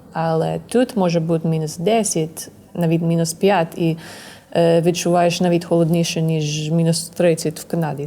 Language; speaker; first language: Ukrainian; non-native, learner; English